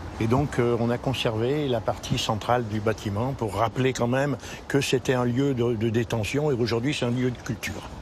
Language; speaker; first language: French; native; French